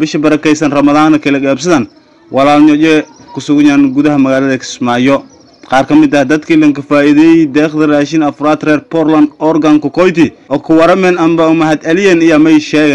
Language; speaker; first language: Somali; native; Somali